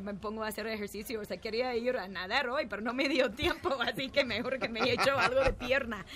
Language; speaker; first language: Spanish; non-native, fluent; English